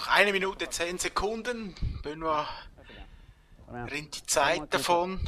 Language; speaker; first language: German; native; German